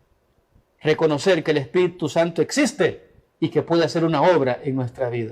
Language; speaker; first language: Spanish; native; Spanish